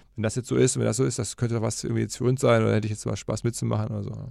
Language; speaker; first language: German; native; German